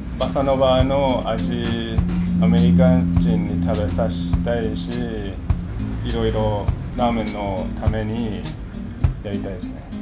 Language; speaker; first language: Japanese; early bilingual, heritage; English